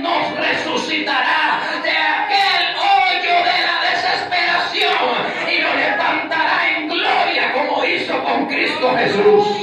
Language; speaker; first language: Spanish; native; Spanish